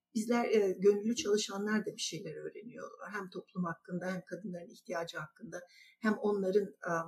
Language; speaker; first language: Turkish; native; Turkish